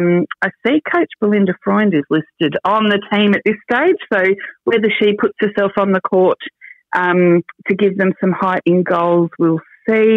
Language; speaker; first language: English; native; English